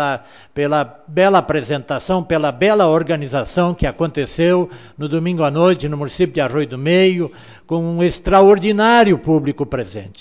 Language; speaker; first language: Portuguese; native; Portuguese